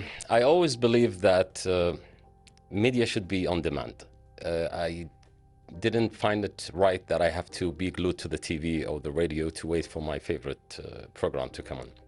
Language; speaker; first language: English; non-native, fluent; Arabic